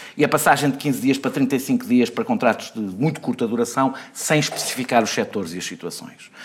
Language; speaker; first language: Portuguese; native; Portuguese